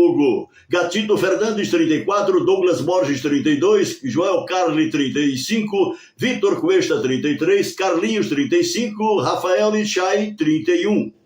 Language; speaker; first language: Portuguese; native; Portuguese